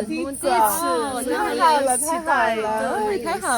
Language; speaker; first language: Chinese; non-native, fluent; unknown